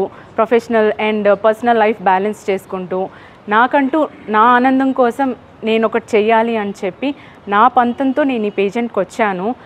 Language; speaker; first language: Telugu; native; Telugu